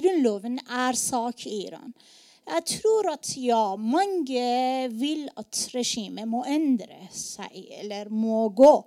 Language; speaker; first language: Norwegian; non-native, learner; Persian